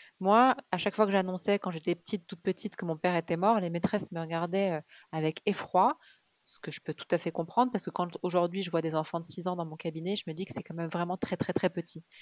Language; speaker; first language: French; early bilingual, other home language; Arabic